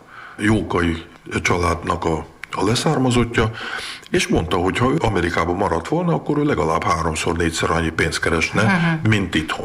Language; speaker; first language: Hungarian; early bilingual, heritage; Hungarian